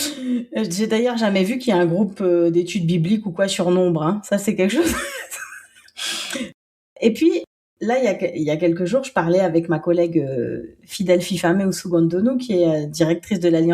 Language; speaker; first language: French; native; French